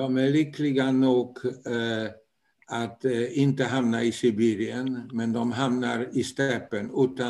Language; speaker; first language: Swedish; non-native, fluent; Polish